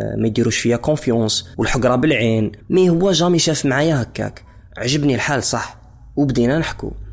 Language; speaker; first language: Arabic; non-native, fluent; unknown